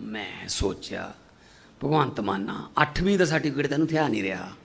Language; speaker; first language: Hindi; non-native, local second language; Punjabi